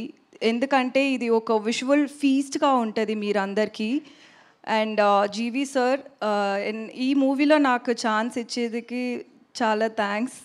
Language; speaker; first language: Telugu; non-native, learner; Tamil